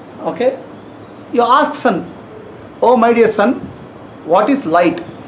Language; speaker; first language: English; non-native, local second language; Kannada